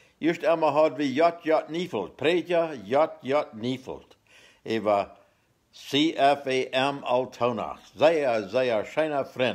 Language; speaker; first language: German; non-native, learner; Plautdietsch